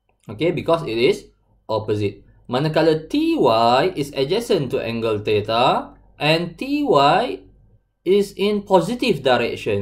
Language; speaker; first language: English; non-native, local second language; Malay